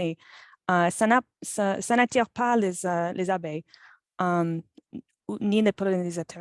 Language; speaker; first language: French; non-native, fluent; English